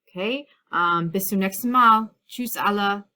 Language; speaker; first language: German; non-native, fluent; English